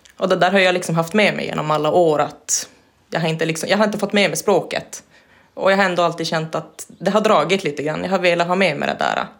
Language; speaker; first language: Swedish; native; Swedish